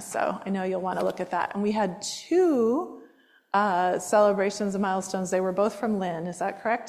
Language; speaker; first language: English; native; English